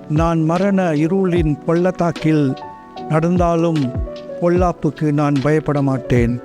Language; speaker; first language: Tamil; non-native, local second language; Chinese